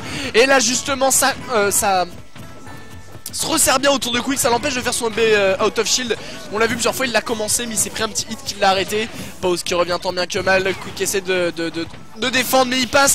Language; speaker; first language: French; native; French